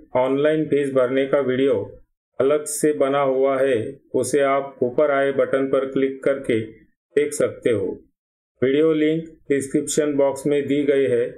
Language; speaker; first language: Hindi; non-native, local second language; Marathi